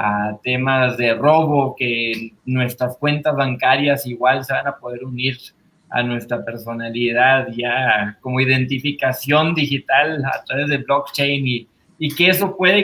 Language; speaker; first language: Spanish; native; Spanish